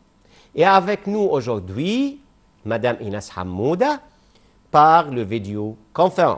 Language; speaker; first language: French; non-native, fluent; Arabic